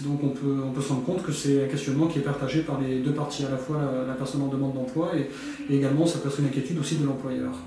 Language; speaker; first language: French; native; French